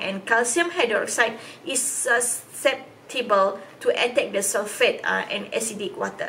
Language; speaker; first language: English; non-native, local second language; Malay